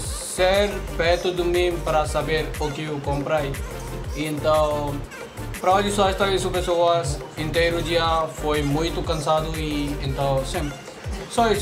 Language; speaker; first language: Portuguese; non-native, learner; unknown